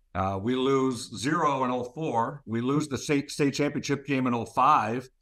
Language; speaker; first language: English; native; English